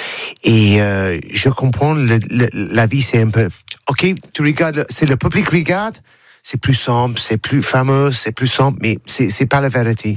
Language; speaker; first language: French; non-native, learner; English